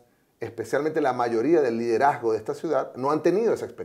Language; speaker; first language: Spanish; native; Spanish